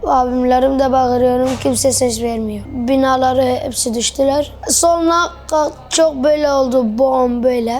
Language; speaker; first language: Turkish; early bilingual, other home language; Arabic